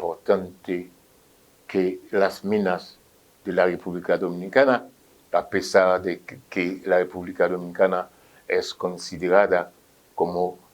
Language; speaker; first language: Spanish; non-native, fluent; French